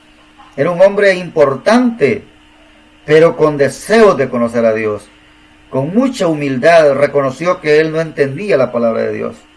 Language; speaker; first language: Spanish; native; Spanish